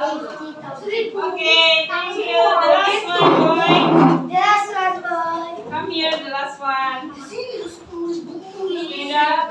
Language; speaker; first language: English; non-native, learner; Indonesian